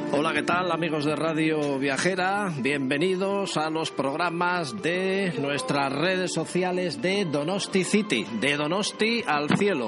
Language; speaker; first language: Spanish; native; Spanish